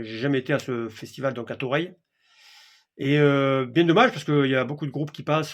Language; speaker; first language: French; native; French